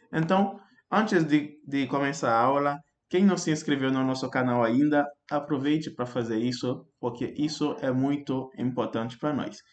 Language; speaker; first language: Portuguese; non-native, fluent; French